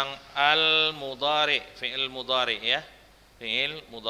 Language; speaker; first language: Arabic; non-native, fluent; Indonesian